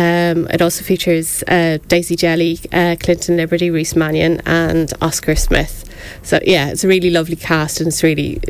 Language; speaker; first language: English; native; English